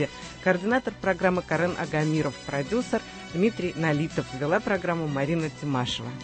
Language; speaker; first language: Russian; native; Russian